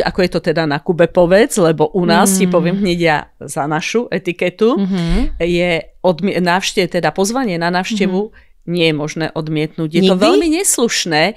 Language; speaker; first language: Slovak; native; Slovak